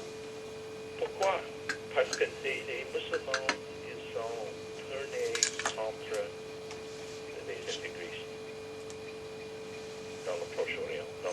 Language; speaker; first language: French; non-native, learner; English